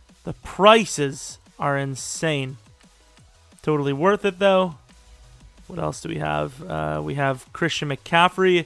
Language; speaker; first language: English; native; English